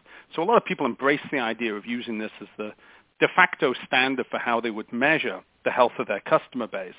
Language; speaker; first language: English; native; English